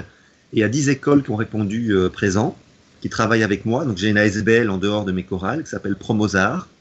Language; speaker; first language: French; native; French